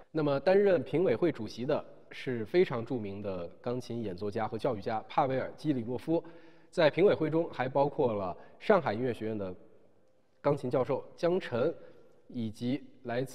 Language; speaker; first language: Chinese; native; Chinese